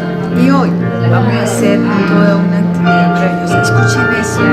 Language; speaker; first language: Spanish; native; Spanish